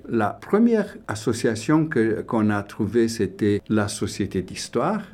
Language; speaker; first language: French; non-native, fluent; Romanian